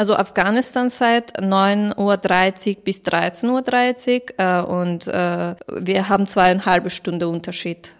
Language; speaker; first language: German; non-native, fluent; Persian